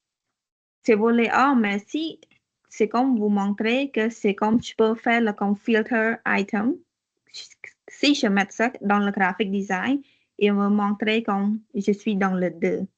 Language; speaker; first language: French; non-native, learner; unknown